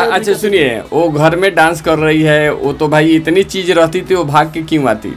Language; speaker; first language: Hindi; native; Hindi